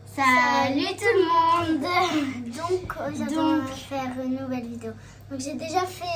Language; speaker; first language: French; native; French